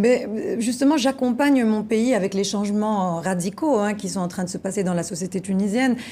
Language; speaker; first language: French; non-native, local second language; Arabic